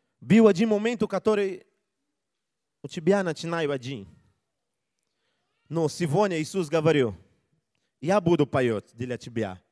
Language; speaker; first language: Russian; non-native, learner; Portuguese